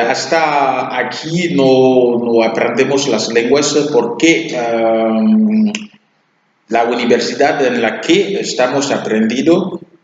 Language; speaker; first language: Spanish; non-native, learner; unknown